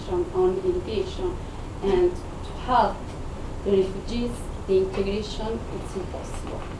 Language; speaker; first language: English; non-native, fluent; Italian